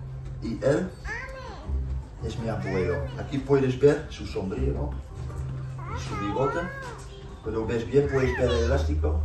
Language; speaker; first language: Spanish; non-native, fluent; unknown